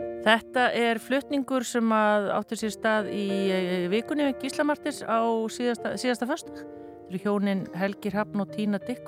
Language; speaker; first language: Icelandic; native; Icelandic